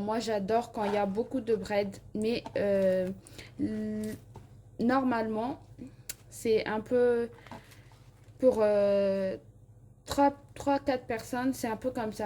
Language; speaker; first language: French; non-native, local second language; Malagasy